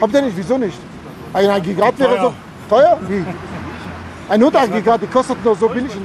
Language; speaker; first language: German; non-native, fluent; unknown